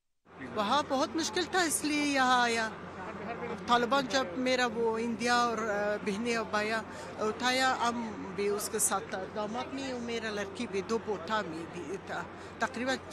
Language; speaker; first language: Hindi; non-native, learner; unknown